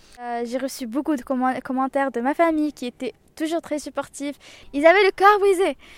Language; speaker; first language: French; non-native, local second language; Arabic